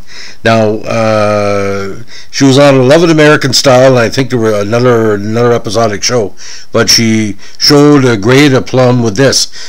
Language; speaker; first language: English; native; English